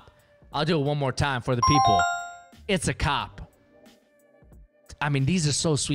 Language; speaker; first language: English; native; English